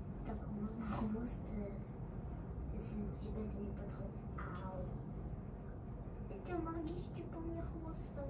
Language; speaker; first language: Russian; early bilingual, heritage; Hebrew